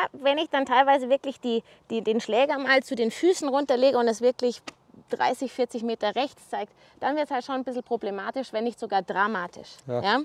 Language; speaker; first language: German; native; German